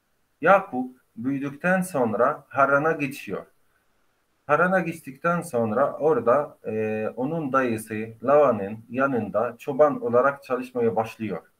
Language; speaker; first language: Turkish; non-native, fluent; Arabic